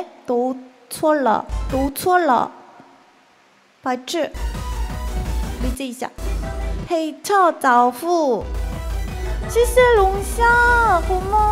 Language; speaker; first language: Chinese; non-native, learner; Korean